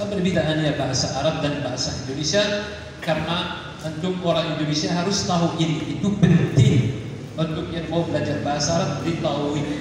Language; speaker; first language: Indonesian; non-native, learner; Arabic